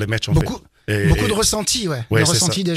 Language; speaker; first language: French; native; French